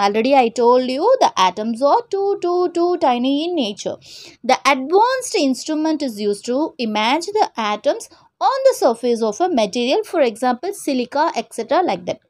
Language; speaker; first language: English; non-native, local second language; Tamil